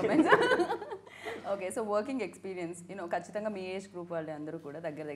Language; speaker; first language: Telugu; native; Telugu